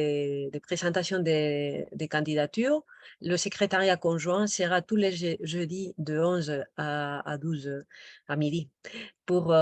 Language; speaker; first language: French; non-native, local second language; Spanish